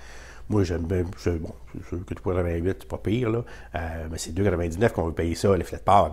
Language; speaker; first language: French; native; French